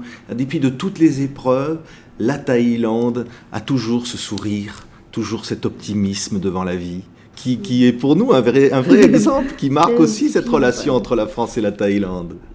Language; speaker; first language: French; native; French